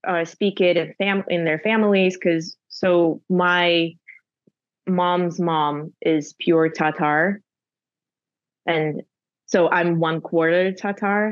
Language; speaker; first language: English; non-native, fluent; Russian